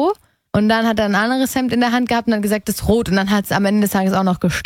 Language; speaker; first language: German; native; German